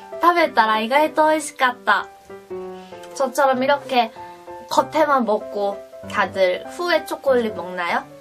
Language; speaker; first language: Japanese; non-native, fluent; Korean